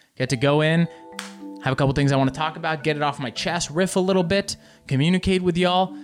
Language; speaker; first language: English; early bilingual, other home language; Spanish